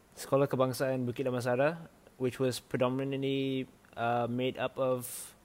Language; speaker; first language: English; non-native, local second language; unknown